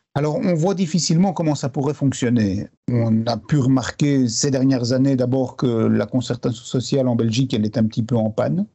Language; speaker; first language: French; native; French